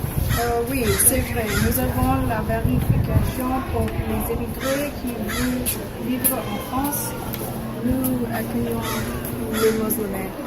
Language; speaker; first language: French; non-native, learner; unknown